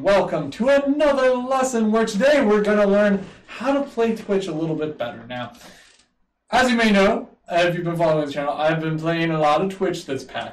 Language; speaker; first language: English; native; English